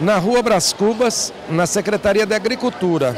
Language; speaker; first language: Portuguese; native; Portuguese